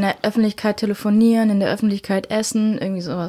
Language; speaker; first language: German; native; German